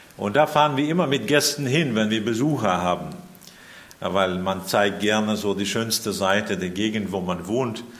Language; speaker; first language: German; early bilingual, heritage; German